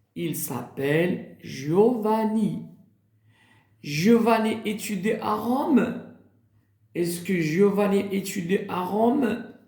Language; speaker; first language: French; non-native, local second language; Arabic